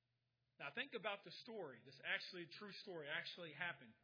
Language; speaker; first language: English; native; English